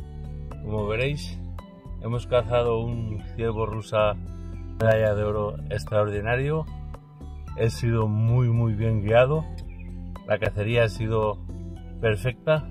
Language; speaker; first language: Spanish; native; Spanish